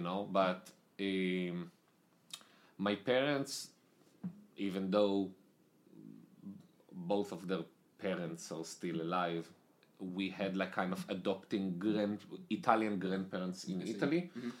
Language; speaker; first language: English; non-native, fluent; Hebrew